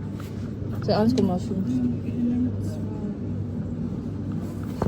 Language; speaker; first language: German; non-native, learner; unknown